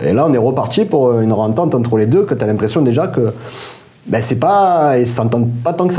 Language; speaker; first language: French; native; French